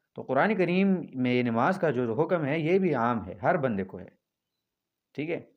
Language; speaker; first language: Urdu; non-native, local second language; Pashto